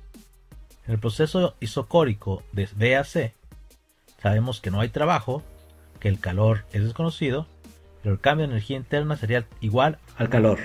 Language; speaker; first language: Spanish; native; Spanish